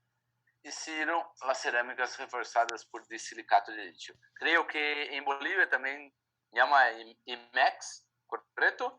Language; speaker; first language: Spanish; non-native, fluent; Portuguese